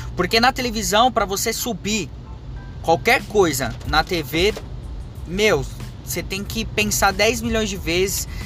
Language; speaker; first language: Portuguese; early bilingual, other home language; Japanese